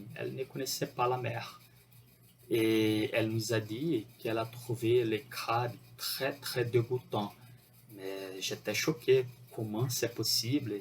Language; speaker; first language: French; non-native, fluent; Portuguese